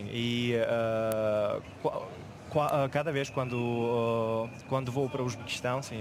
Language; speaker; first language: Portuguese; non-native, fluent; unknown